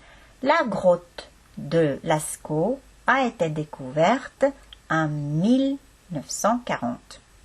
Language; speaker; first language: French; non-native, fluent; Estonian